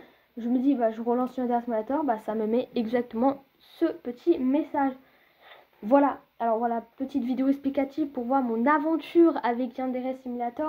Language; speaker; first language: French; native; French